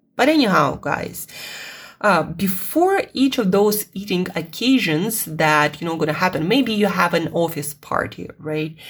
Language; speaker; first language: English; non-native, fluent; Russian